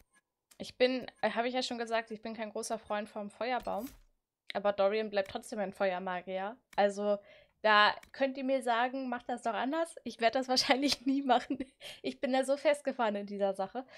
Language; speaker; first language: German; native; German